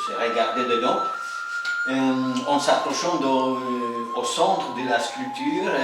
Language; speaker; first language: French; non-native, fluent; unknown